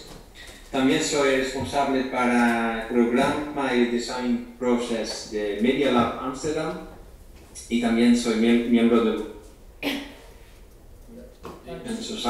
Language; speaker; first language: Spanish; non-native, fluent; Dutch